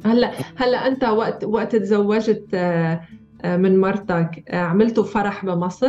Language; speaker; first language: Arabic; native; Arabic